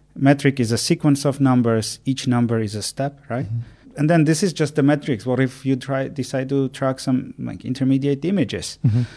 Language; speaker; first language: English; non-native, fluent; Armenian